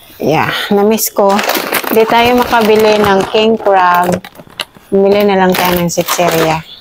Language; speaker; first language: Filipino; native; Filipino